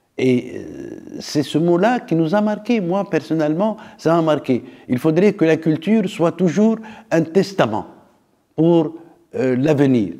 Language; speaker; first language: French; non-native, local second language; Arabic